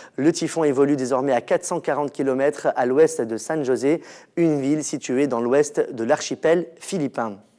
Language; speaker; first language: French; non-native, local second language; Arabic